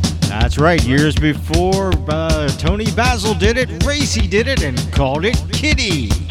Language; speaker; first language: English; native; English